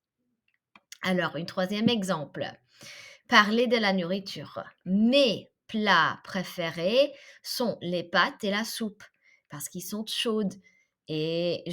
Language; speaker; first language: French; non-native, fluent; English